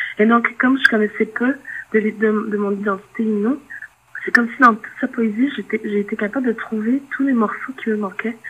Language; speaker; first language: French; non-native, local second language; Innu-aimun